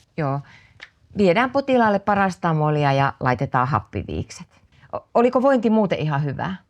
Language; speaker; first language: Finnish; native; Finnish